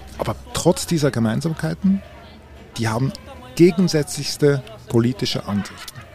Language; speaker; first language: German; native; German